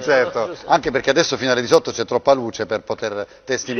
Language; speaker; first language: Italian; native; Italian